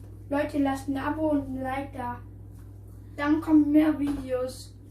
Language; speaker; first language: German; early bilingual, other home language; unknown